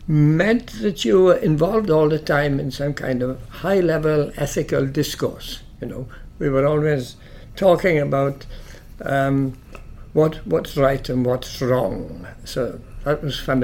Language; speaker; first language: English; native; English